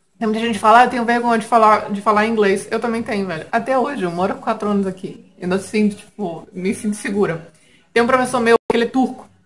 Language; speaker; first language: Portuguese; native; Portuguese